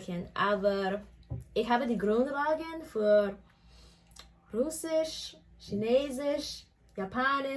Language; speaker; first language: German; non-native, learner; English